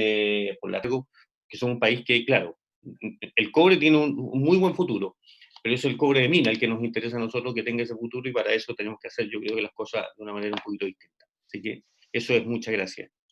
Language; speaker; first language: Spanish; native; Spanish